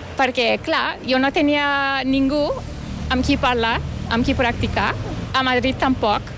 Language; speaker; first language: Catalan; non-native, fluent; Turkish